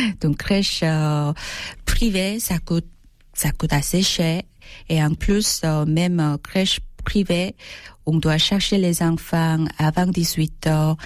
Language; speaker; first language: French; non-native, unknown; Korean